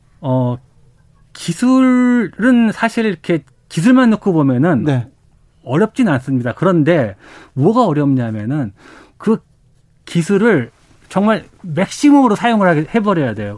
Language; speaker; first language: Korean; native; Korean